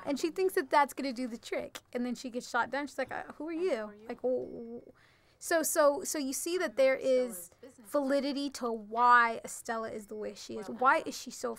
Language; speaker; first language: English; early bilingual, other home language; Spanish